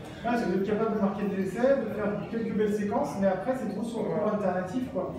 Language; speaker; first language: French; native; French